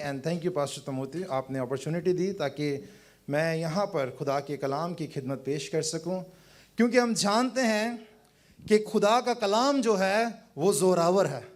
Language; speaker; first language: Urdu; non-native, local second language; Punjabi